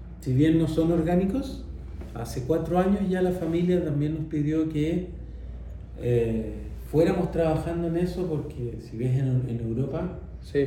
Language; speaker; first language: Spanish; native; Spanish